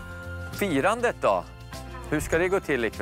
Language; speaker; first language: Swedish; native; Swedish